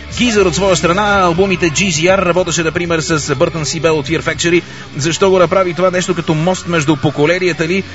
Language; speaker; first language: Bulgarian; native; Bulgarian